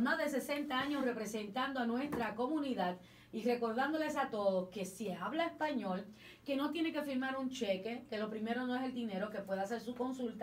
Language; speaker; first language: Spanish; native; Spanish